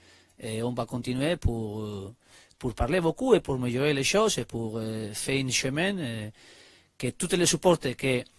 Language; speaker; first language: French; non-native, learner; Spanish